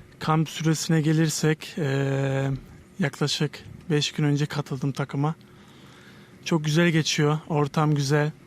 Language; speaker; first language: Turkish; early bilingual, heritage; Turkish